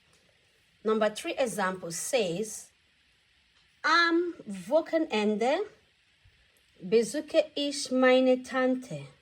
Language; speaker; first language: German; non-native, fluent; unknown